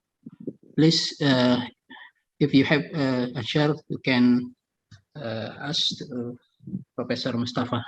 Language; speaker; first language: English; non-native, fluent; Indonesian